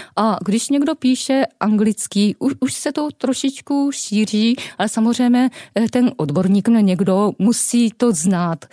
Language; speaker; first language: Czech; non-native, fluent; Japanese